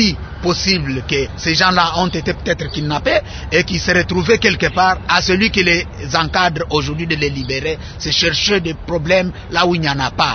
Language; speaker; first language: French; non-native, local second language; Luba-Lulua